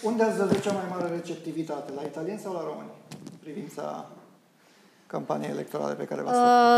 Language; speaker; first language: Romanian; native; Romanian